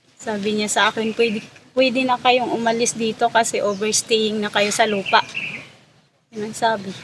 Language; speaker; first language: Filipino; non-native, local second language; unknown